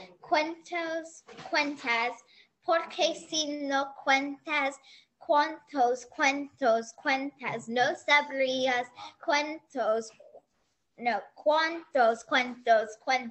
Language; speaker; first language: Spanish; non-native, learner; English